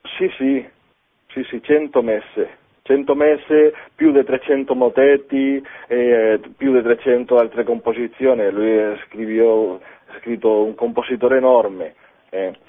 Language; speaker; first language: Italian; non-native, fluent; Spanish